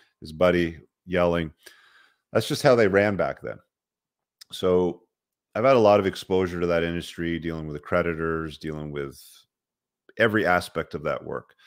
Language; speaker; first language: English; native; English